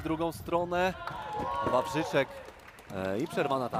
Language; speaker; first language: Polish; native; Polish